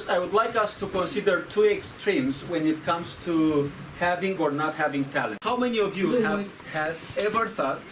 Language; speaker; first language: English; non-native, fluent; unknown